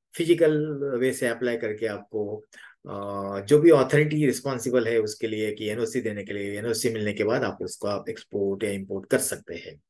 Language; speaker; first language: Hindi; native; Hindi